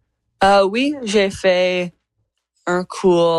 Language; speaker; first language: French; non-native, learner; English